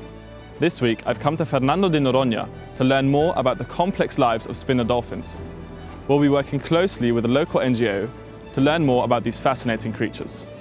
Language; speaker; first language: English; non-native, fluent; German